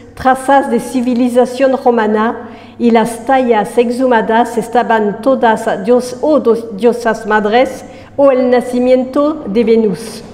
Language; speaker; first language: Spanish; non-native, fluent; French